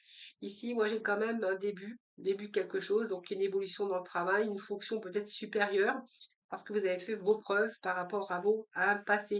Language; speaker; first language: French; native; French